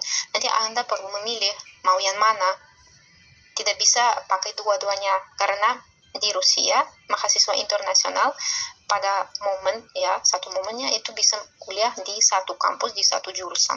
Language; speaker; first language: Indonesian; non-native, fluent; Russian